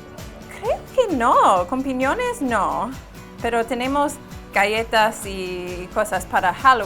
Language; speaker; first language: Spanish; non-native, fluent; English